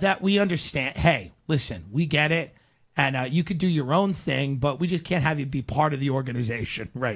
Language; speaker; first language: English; native; English